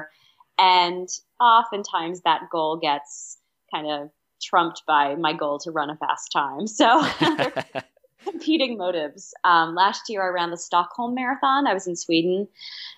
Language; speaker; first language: English; native; English